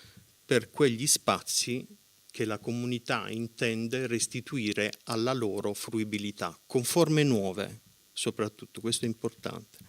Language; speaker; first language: Italian; native; Italian